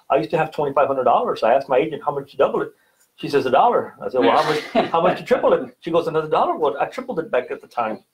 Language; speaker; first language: English; native; English